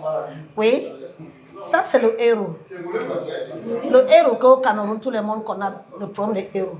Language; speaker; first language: French; non-native, learner; English